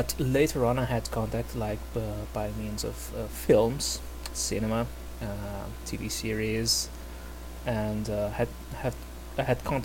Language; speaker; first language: English; non-native, fluent; Portuguese